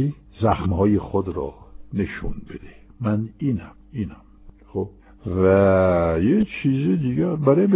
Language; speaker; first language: Persian; non-native, fluent; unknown